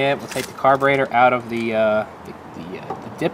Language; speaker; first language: English; native; English